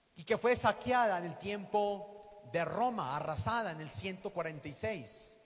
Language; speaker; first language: Spanish; native; Spanish